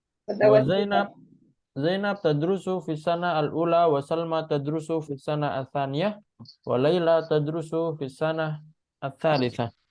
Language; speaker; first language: Arabic; non-native, fluent; Indonesian